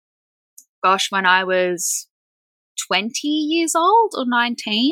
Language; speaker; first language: English; native; English